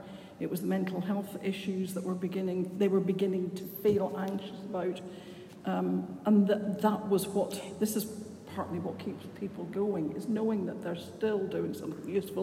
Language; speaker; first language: English; native; English